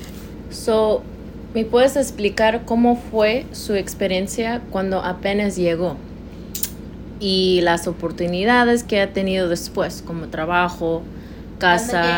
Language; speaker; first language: Spanish; early bilingual, heritage; Spanish